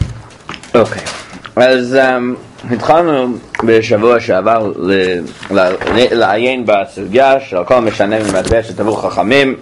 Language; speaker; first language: Hebrew; non-native, fluent; English